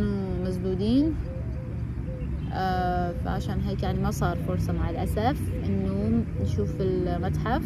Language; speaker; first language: Arabic; non-native, fluent; Persian